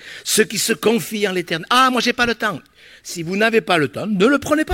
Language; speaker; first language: French; native; French